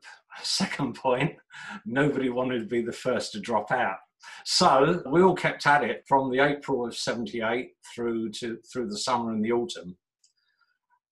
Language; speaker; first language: English; native; English